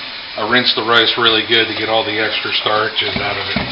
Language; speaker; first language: English; native; English